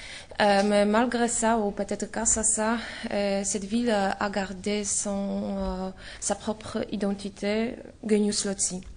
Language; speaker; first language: French; non-native, fluent; Polish